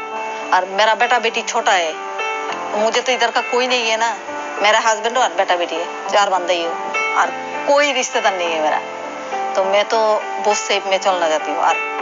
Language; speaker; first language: Hindi; non-native, local second language; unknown